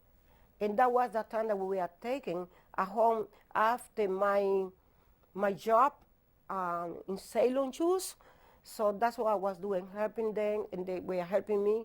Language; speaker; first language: English; non-native, local second language; Spanish